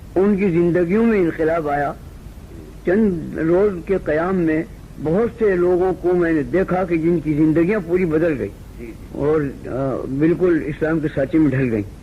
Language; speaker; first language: Urdu; native; Urdu